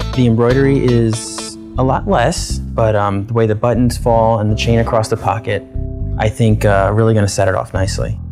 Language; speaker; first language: English; native; English